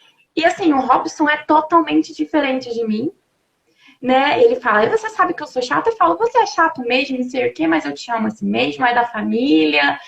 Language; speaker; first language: Portuguese; native; Portuguese